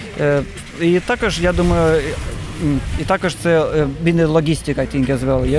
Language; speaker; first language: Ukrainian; non-native, fluent; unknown